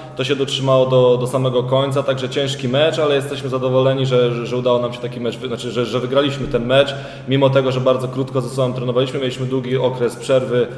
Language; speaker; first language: Polish; native; Polish